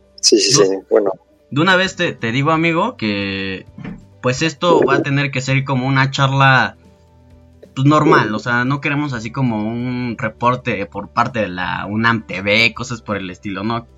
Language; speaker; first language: Spanish; native; Spanish